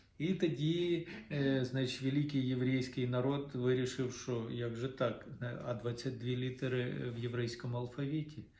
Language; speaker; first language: Ukrainian; non-native, local second language; Russian